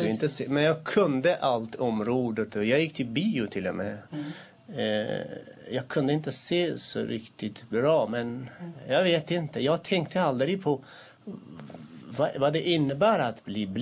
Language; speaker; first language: Swedish; non-native, fluent; Kurdish